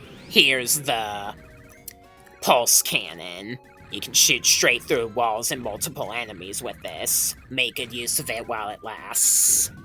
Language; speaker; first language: English; native; English